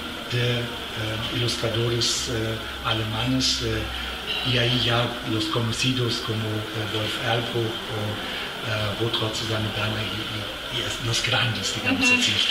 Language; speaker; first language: Spanish; non-native, fluent; German